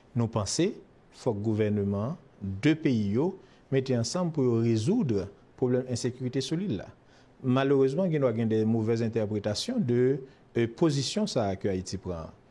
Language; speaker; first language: French; non-native, local second language; Haitian Creole